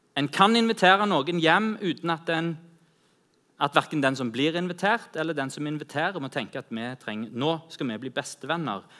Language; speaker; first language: Norwegian; native; Norwegian